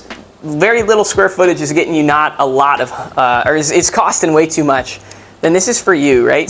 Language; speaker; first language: English; native; English